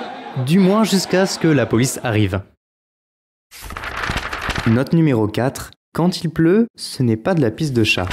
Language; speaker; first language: French; native; French